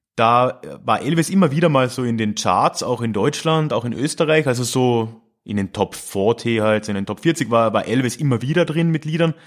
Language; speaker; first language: German; native; German